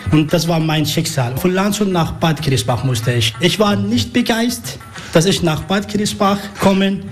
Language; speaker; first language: German; non-native, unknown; Arabic